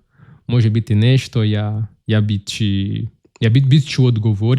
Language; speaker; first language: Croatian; non-native, learner; Portuguese